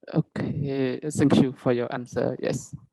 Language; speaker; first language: English; non-native, learner; Khmer